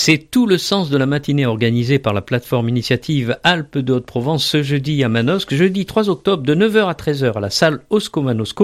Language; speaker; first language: French; native; French